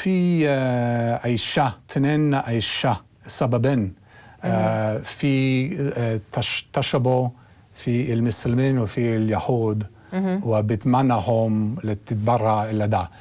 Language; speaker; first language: Arabic; non-native, learner; English